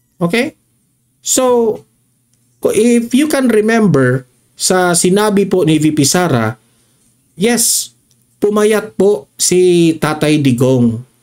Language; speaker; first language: Filipino; non-native, local second language; Cebuano